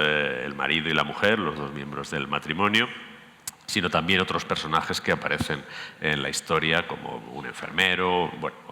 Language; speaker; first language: Spanish; native; Spanish